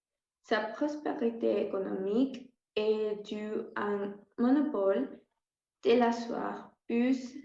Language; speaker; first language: French; non-native, learner; Spanish